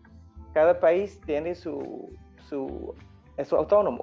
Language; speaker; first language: Spanish; non-native, fluent; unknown